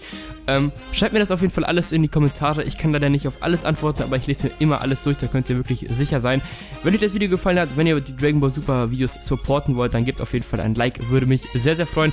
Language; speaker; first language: German; native; German